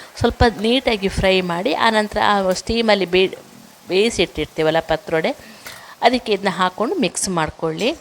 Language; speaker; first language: Kannada; non-native, local second language; Tulu